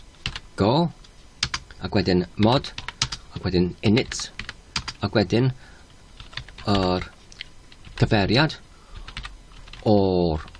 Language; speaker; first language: Welsh; non-native, fluent; English